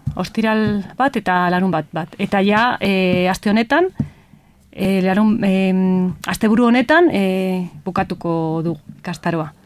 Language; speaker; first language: Basque; non-native, local second language; Spanish